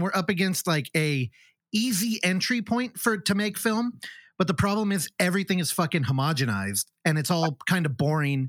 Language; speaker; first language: English; native; English